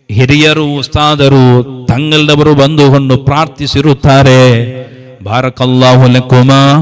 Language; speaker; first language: Kannada; non-native, local second language; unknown